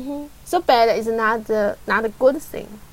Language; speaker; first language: English; non-native, learner; Chinese